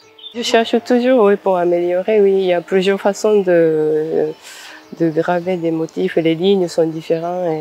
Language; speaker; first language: French; non-native, fluent; Japanese